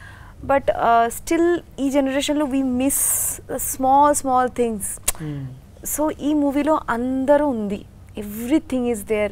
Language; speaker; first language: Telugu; non-native, learner; Bangla